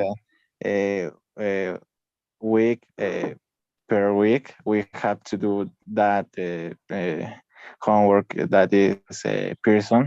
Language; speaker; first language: English; non-native, learner; Spanish